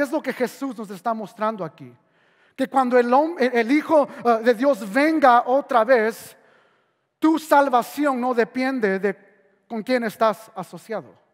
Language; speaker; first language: Spanish; early bilingual, heritage; Spanish